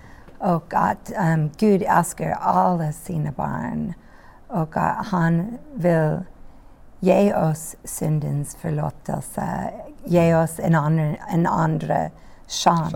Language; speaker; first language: Swedish; non-native, learner; English